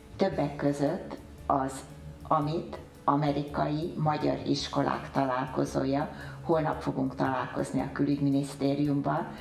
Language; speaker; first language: Hungarian; early bilingual, heritage; Hungarian